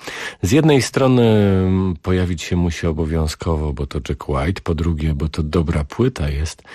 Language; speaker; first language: Polish; native; Polish